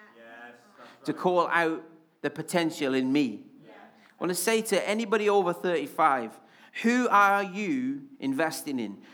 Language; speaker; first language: English; native; English